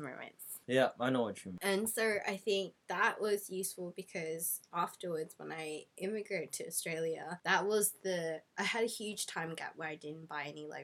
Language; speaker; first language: English; non-native, local second language; Cantonese